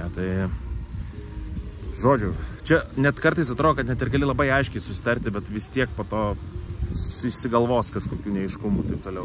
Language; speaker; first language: Lithuanian; native; Lithuanian